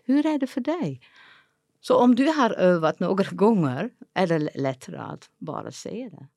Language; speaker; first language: Swedish; non-native, fluent; Dutch